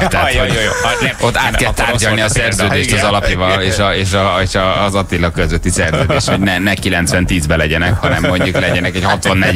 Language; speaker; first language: Hungarian; native; Hungarian